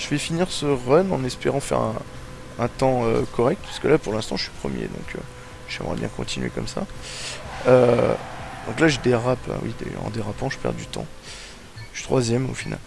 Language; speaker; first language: French; native; French